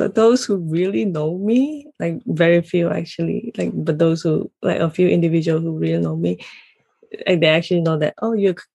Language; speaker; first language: English; non-native, local second language; Cantonese